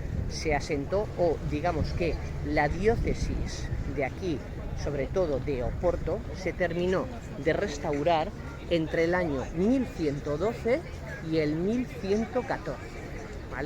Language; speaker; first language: Spanish; native; Spanish